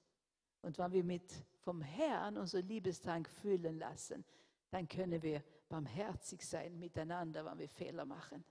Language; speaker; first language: German; non-native, fluent; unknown